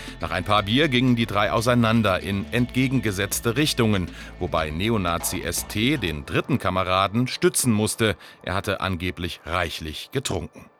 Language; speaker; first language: German; native; German